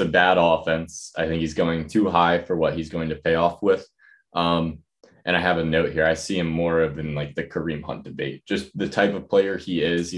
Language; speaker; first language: English; native; English